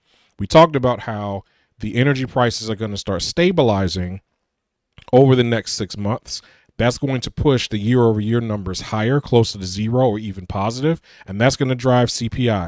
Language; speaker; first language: English; native; English